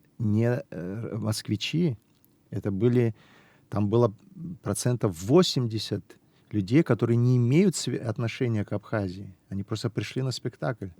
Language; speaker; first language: Russian; non-native, local second language; Abkhazian